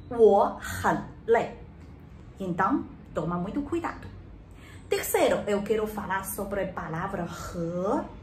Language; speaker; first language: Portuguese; non-native, learner; Chinese